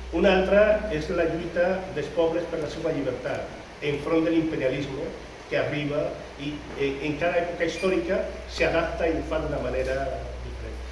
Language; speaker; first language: Catalan; non-native, local second language; Spanish